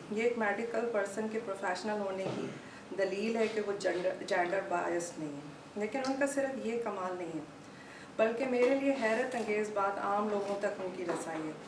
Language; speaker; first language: Urdu; native; Urdu